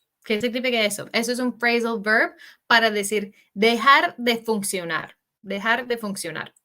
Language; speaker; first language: Spanish; non-native, fluent; English